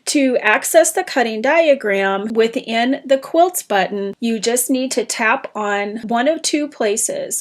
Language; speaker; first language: English; native; English